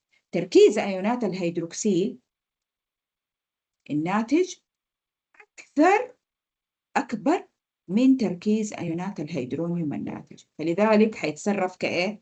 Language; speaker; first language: Arabic; native; Arabic